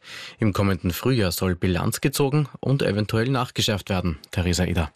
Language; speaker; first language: German; native; German